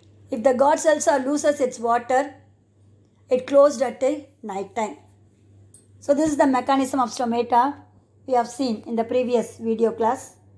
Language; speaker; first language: English; non-native, local second language; Tamil